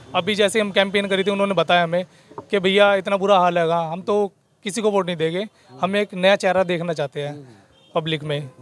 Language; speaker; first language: Hindi; native; Hindi